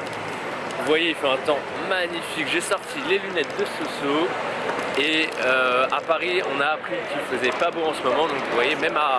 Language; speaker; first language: French; native; French